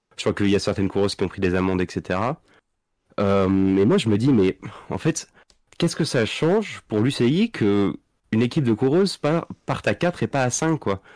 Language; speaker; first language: French; native; French